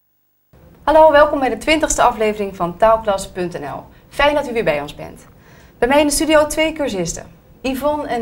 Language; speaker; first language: Dutch; native; Dutch